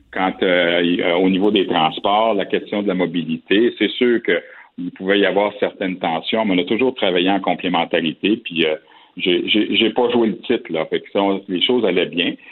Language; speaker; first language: French; native; French